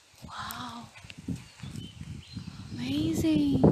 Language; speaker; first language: English; non-native, learner; Indonesian